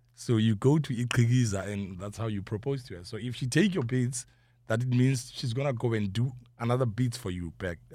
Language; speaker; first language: English; non-native, local second language; Zulu